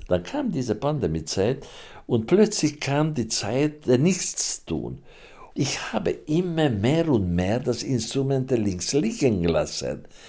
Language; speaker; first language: German; non-native, fluent; Hungarian